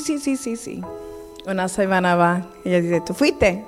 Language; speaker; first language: Spanish; early bilingual, heritage; Spanish